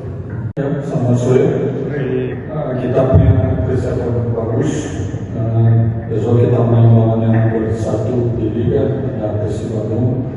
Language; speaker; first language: Indonesian; non-native, fluent; Portuguese